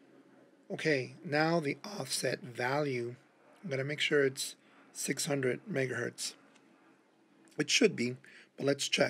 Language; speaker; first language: English; native; English